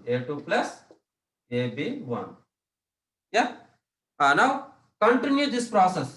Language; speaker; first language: English; non-native, local second language; Telugu